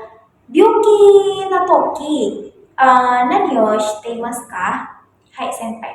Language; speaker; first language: Japanese; non-native, learner; Indonesian